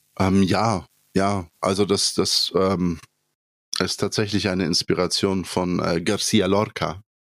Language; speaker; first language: German; early bilingual, other home language; Polish